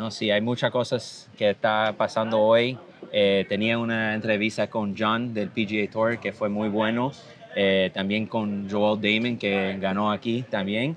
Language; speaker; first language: Spanish; non-native, learner; English